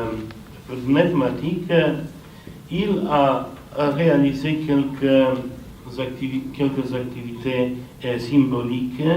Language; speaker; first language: French; non-native, fluent; Romanian